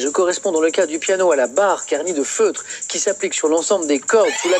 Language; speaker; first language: French; native; French